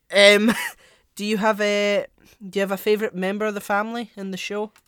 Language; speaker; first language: English; native; English